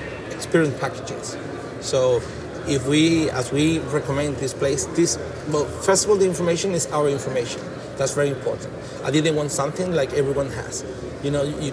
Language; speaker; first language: English; non-native, fluent; Spanish